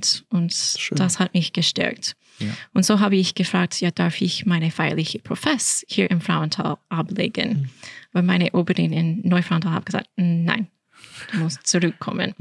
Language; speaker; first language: German; non-native, fluent; English